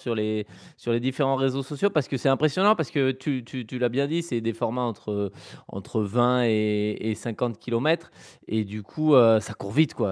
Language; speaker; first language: French; native; French